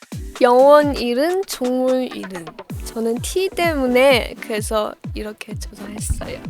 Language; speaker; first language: Korean; non-native, learner; Chinese